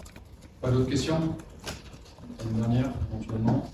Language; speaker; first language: French; native; French